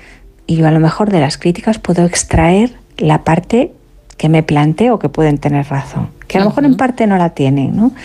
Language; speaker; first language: Spanish; native; Spanish